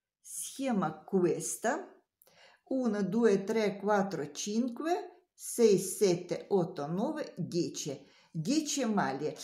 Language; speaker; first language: Italian; non-native, learner; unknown